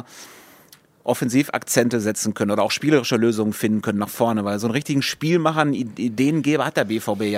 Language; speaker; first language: German; native; German